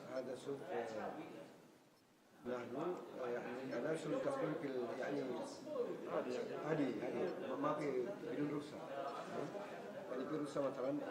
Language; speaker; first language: Arabic; non-native, learner; Indonesian